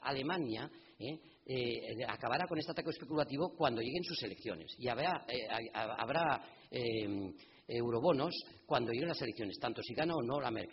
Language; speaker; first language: Spanish; native; Spanish